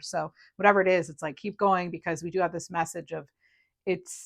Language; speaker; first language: English; native; English